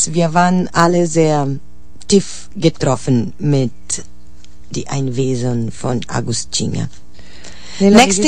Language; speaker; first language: German; non-native, fluent; Portuguese